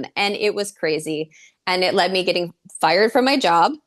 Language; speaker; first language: English; native; English